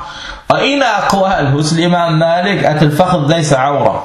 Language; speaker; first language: Danish; early bilingual, other home language; Arabic